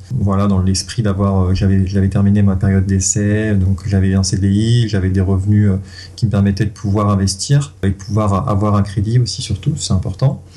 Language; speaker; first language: French; native; French